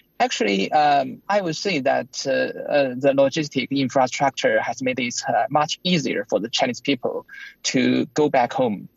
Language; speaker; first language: English; non-native, fluent; Chinese